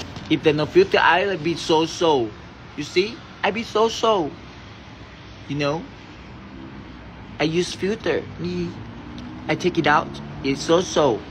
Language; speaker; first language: English; non-native, learner; Thai